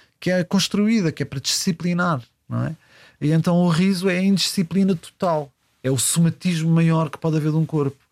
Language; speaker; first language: Portuguese; early bilingual, heritage; Portuguese